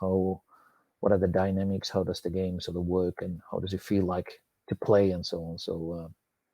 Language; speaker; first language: English; non-native, fluent; Finnish